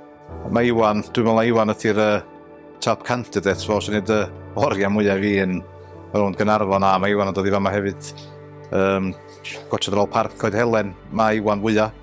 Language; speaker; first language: Welsh; native; Welsh